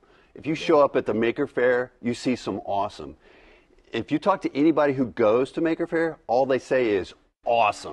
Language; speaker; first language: English; native; English